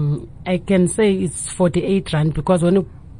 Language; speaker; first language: English; non-native, local second language; Xhosa